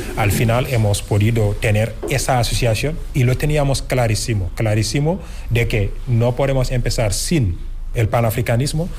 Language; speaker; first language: Spanish; non-native, fluent; Wolof